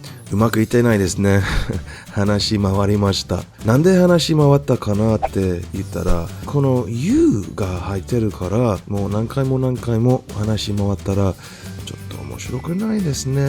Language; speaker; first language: Japanese; non-native, fluent; English